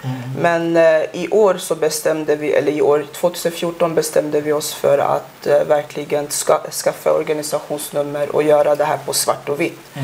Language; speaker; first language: Swedish; early bilingual, other home language; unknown